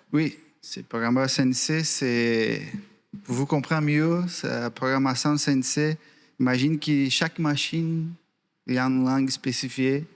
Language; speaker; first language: French; non-native, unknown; Portuguese